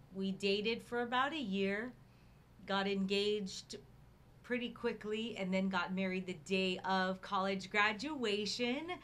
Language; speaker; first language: English; native; English